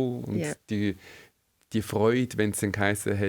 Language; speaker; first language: German; native; German